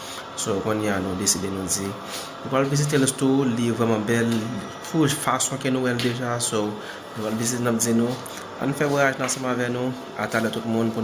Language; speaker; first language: French; non-native, learner; Haitian Creole